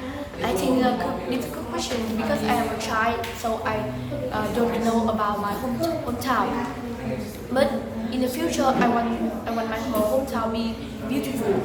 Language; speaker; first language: English; non-native, learner; Vietnamese